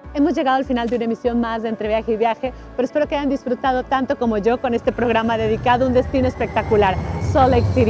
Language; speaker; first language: Spanish; native; Spanish